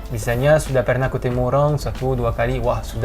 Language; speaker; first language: Indonesian; non-native, fluent; French